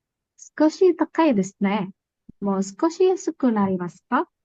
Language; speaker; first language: Japanese; non-native, learner; Indonesian